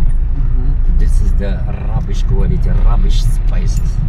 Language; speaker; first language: English; non-native, learner; Arabic